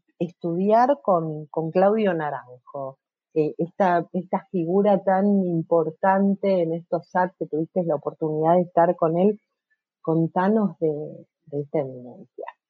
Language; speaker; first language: Spanish; native; Spanish